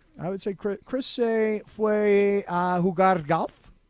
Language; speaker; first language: Spanish; non-native, learner; English